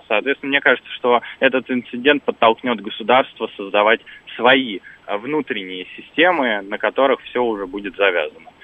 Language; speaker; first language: Russian; native; Russian